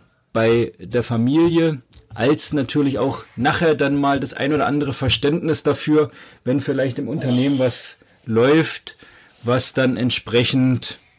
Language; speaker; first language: German; native; German